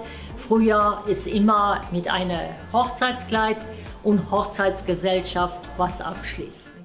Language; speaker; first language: German; non-native, fluent; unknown